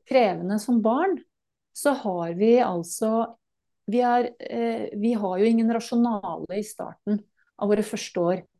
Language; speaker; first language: Norwegian; native; Norwegian